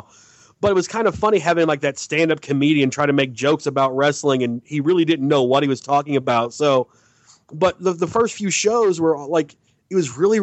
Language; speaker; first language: English; native; English